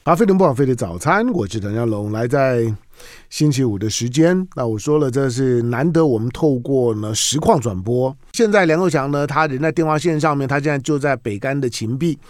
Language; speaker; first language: Chinese; native; Chinese